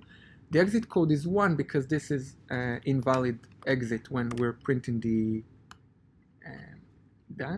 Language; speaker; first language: English; non-native, fluent; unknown